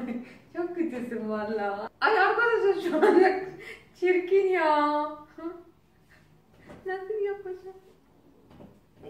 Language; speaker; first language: Turkish; non-native, learner; Azerbaijani